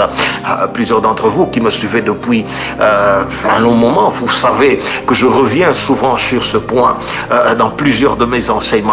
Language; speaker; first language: French; native; French